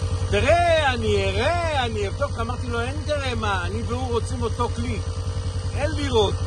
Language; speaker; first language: Hebrew; native; Hebrew